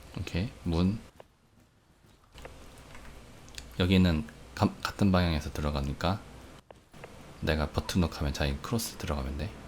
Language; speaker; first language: Korean; native; Korean